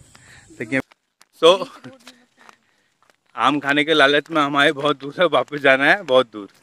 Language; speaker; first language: Hindi; native; Hindi